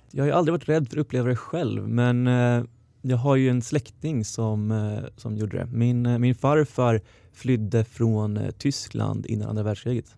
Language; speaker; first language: Swedish; native; Swedish